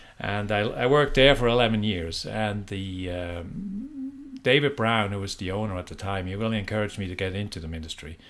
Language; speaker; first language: English; non-native, fluent; German